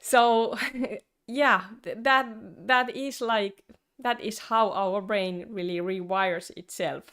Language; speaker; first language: English; non-native, fluent; Finnish